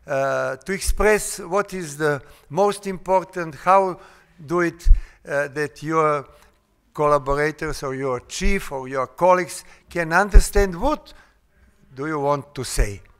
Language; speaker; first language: English; non-native, fluent; Serbian